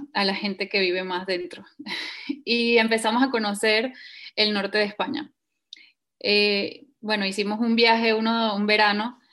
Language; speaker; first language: Spanish; native; Spanish